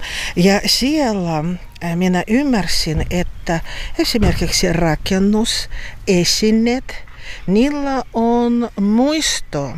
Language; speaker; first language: Finnish; non-native, learner; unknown